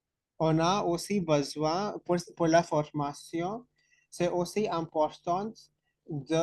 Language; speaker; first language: French; non-native, fluent; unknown